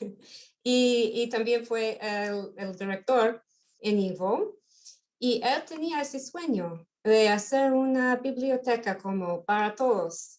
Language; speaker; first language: Spanish; non-native, fluent; English